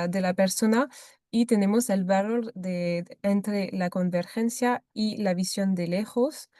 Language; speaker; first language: Spanish; non-native, fluent; French